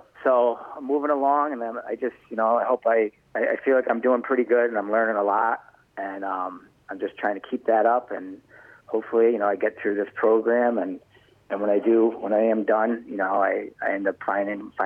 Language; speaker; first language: English; native; English